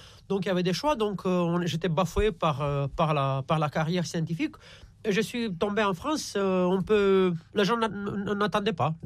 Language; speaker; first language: French; non-native, fluent; Romanian